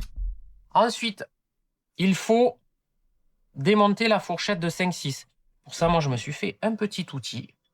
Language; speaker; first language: French; native; French